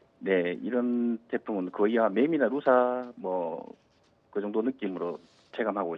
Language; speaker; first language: Korean; native; Korean